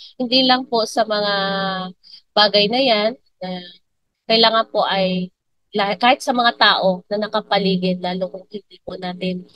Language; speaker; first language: Filipino; non-native, local second language; Bikol